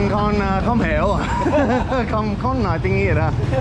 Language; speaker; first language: Vietnamese; non-native, learner; English